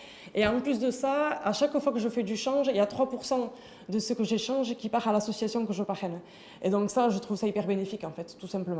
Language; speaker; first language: French; native; French